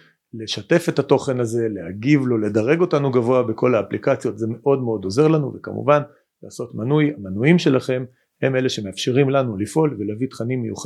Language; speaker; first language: Hebrew; native; Hebrew